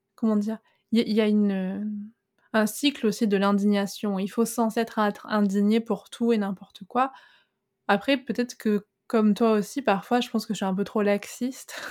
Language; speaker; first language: French; native; French